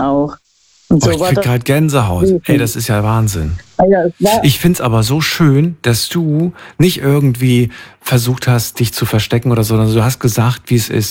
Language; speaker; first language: German; native; German